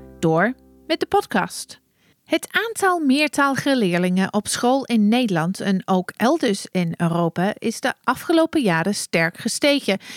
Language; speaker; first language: Dutch; non-native, fluent; English